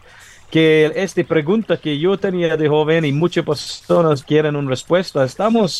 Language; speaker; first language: Spanish; non-native, fluent; English